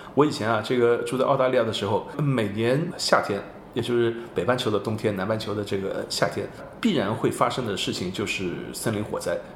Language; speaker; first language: Chinese; non-native, local second language; Wu Chinese